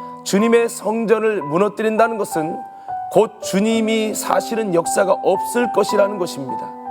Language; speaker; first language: Korean; native; Korean